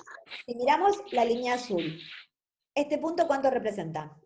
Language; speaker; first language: Spanish; native; Spanish